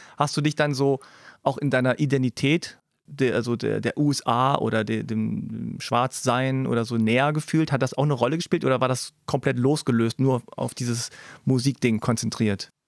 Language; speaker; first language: German; early bilingual, other home language; Korean